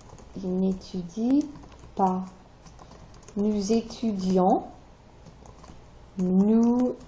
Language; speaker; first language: French; non-native, fluent; English